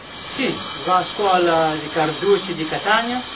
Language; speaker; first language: Italian; non-native, learner; Morisyen